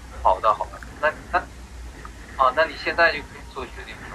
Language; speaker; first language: Chinese; native; Chinese